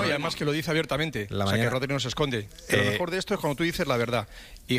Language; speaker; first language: Spanish; native; Spanish